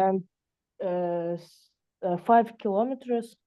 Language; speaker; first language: English; non-native, learner; Russian